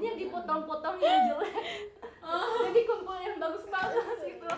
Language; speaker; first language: Indonesian; early bilingual, heritage; Indonesian